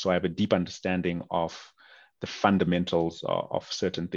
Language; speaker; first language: English; non-native, local second language; North Ndebele